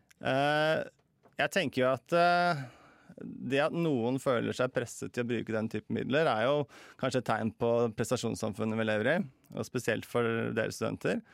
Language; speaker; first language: Norwegian; native; Norwegian